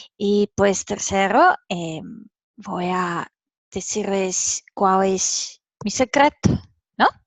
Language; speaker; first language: Spanish; non-native, fluent; Serbian